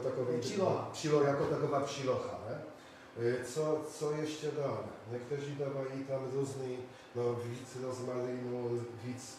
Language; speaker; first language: Czech; non-native, fluent; Polish